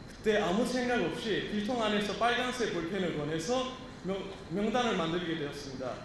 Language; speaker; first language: Korean; non-native, fluent; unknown